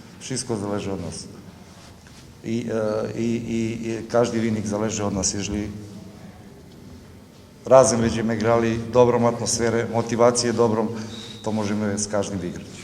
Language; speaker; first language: Polish; non-native, learner; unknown